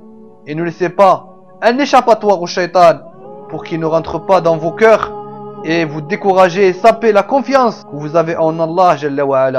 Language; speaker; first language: French; non-native, local second language; Arabic